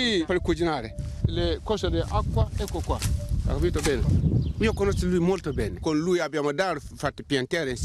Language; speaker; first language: Italian; non-native, learner; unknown